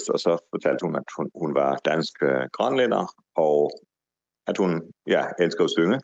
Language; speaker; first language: Danish; non-native, fluent; Hebrew